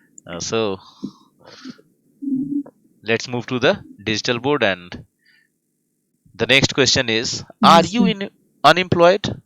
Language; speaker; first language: English; non-native, fluent; Hindi